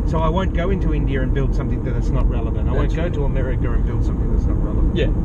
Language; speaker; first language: English; native; English